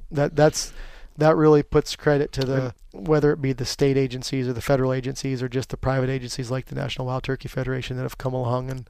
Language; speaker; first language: English; native; English